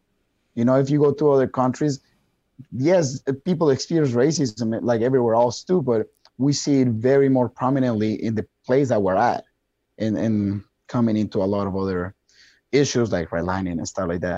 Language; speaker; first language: English; non-native, fluent; Spanish